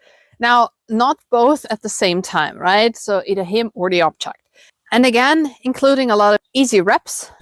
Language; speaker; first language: English; non-native, fluent; German